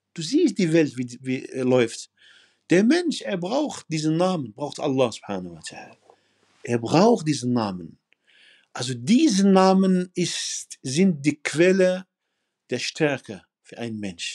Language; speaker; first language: German; non-native, fluent; Arabic